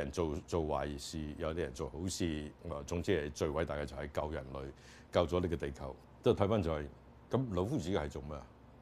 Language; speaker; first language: Chinese; native; Chinese